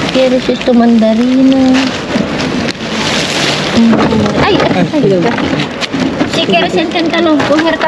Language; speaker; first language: Spanish; non-native, learner; Filipino